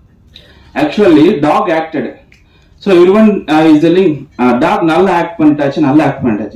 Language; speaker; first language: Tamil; non-native, learner; Telugu